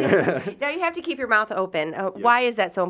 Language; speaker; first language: English; native; English